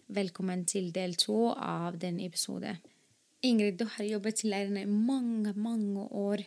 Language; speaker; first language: Norwegian; non-native, fluent; Arabic